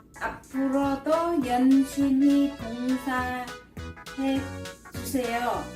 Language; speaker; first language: Korean; non-native, learner; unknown